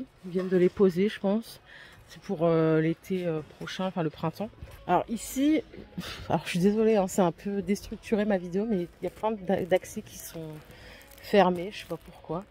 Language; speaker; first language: French; native; French